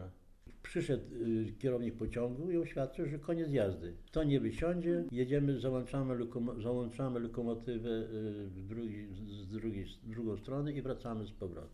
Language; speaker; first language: Polish; native; Polish